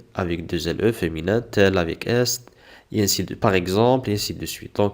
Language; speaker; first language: French; non-native, local second language; Arabic